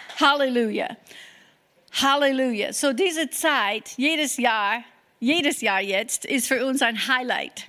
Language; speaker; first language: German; non-native, fluent; English